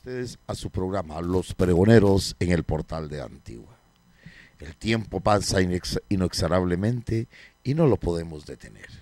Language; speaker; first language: Spanish; native; Spanish